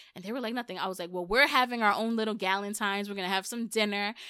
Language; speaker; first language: English; early bilingual, other home language; Spanish